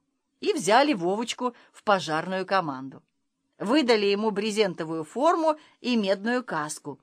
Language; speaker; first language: Russian; native; Russian